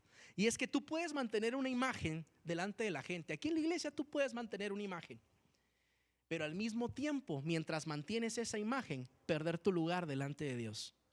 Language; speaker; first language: Spanish; native; Spanish